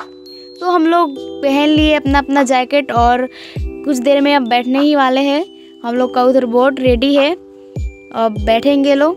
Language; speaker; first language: Hindi; native; Hindi